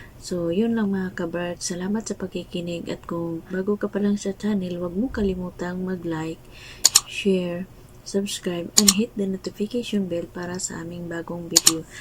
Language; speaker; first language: Filipino; non-native, local second language; Cebuano